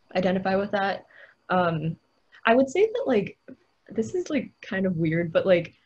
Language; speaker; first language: English; native; English